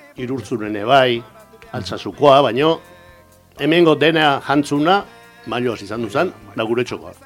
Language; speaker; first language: Basque; native; Basque